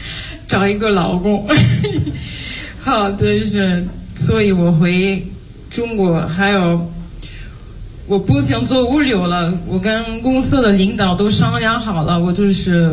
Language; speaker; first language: Chinese; non-native, fluent; French